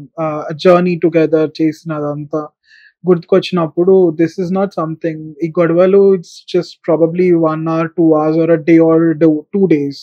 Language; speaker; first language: Telugu; native; Telugu